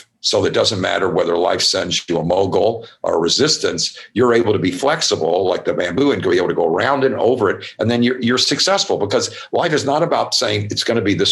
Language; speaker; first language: English; native; English